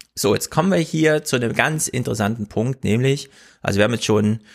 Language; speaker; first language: German; native; German